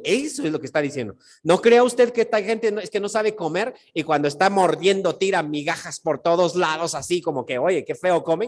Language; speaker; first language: Spanish; native; Spanish